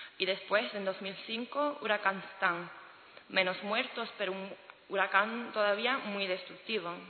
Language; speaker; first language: Spanish; non-native, learner; English